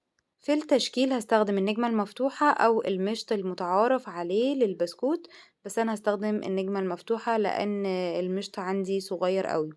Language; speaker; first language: Arabic; native; Arabic